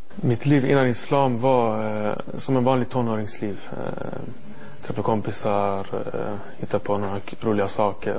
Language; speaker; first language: Swedish; non-native, learner; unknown